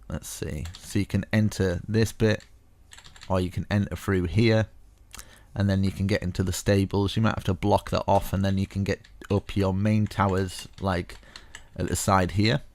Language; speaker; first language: English; native; English